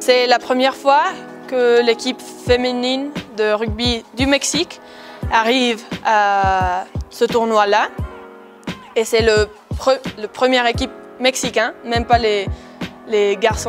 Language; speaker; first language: French; non-native, fluent; Spanish